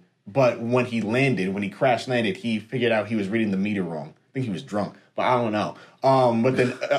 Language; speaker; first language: English; native; English